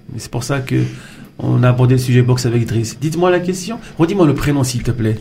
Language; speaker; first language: French; non-native, local second language; Arabic